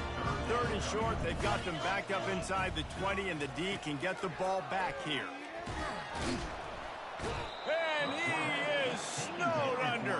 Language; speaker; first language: English; native; English